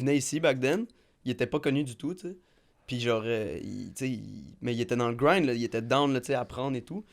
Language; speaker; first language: French; native; French